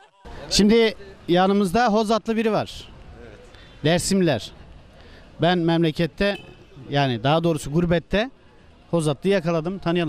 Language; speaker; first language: Turkish; native; Turkish